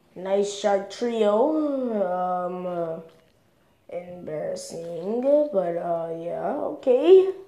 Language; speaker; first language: English; native; English